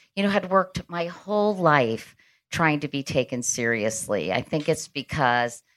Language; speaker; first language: English; native; English